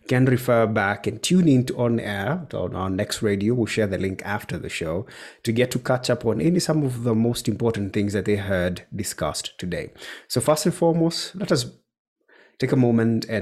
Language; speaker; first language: English; non-native, local second language; Kikuyu